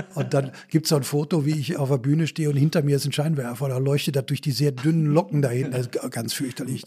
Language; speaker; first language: German; native; German